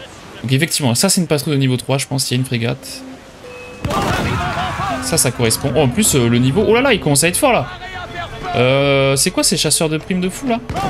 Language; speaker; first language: French; native; French